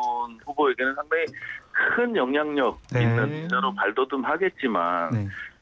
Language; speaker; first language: Korean; native; Korean